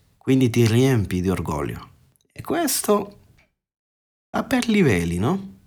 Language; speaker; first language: Italian; non-native, fluent; Spanish